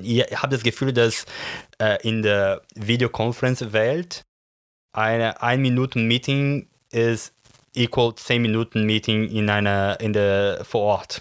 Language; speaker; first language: German; non-native, learner; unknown